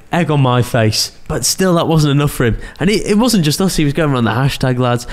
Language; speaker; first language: English; native; English